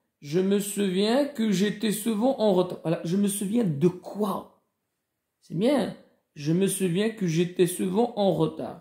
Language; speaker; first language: French; non-native, local second language; Arabic